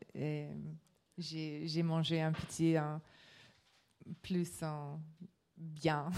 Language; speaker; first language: French; non-native, learner; English